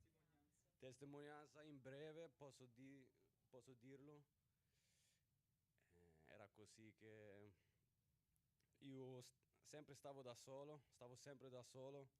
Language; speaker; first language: Italian; non-native, learner; Swedish